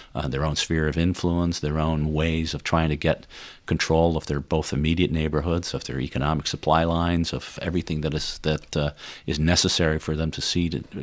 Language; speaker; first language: English; non-native, fluent; Dutch